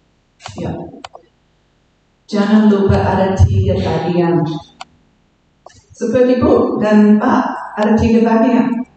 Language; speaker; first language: Indonesian; non-native, learner; English